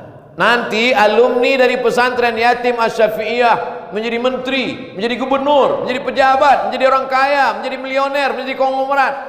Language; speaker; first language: Indonesian; non-native, local second language; Malay